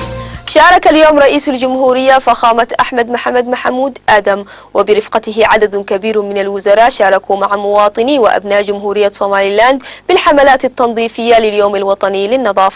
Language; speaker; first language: Arabic; non-native, local second language; Somali